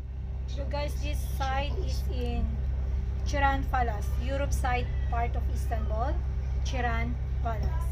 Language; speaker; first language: English; non-native, local second language; Filipino